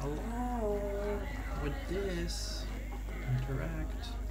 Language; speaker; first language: English; non-native, learner; French